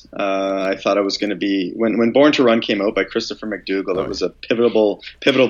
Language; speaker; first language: English; native; English